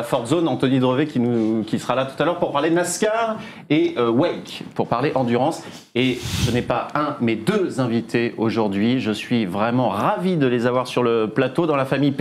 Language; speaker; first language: French; native; French